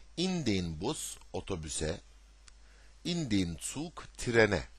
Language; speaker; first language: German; non-native, fluent; Turkish